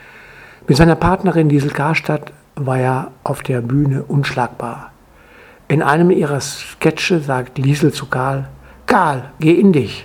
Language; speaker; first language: German; native; German